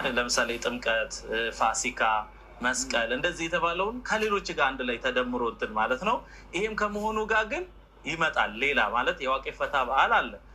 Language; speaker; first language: Amharic; non-native, local second language; Oromo